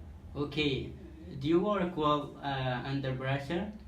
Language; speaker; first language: English; non-native, learner; Turkish